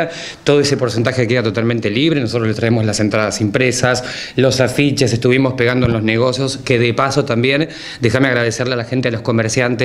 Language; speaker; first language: Spanish; native; Spanish